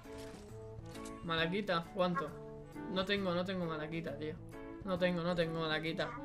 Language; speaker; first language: Spanish; native; Spanish